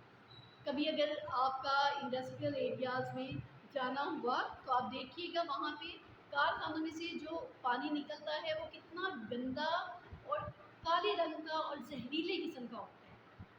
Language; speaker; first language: Urdu; native; Urdu